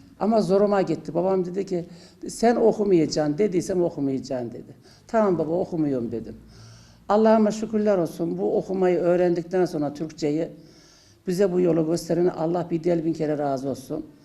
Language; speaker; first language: Turkish; non-native, local second language; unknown